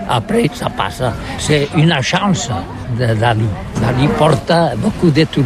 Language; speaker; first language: French; non-native, learner; Catalan